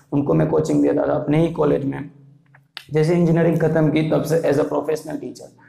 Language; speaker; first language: Hindi; non-native, local second language; Gujarati